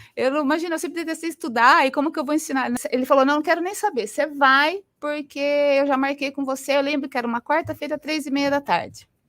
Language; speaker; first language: Portuguese; early bilingual, other home language; Spanish